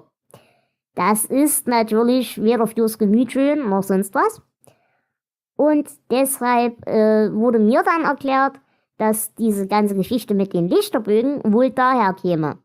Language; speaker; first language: German; native; German